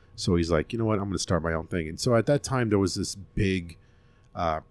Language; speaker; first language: English; early bilingual, other home language; Hindi